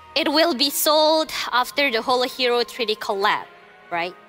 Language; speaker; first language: English; non-native, fluent; Indonesian